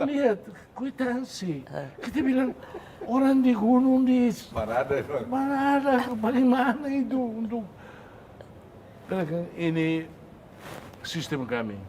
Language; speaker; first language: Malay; non-native, fluent; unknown